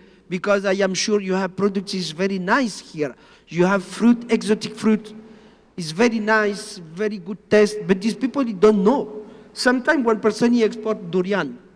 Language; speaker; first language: English; non-native, learner; Spanish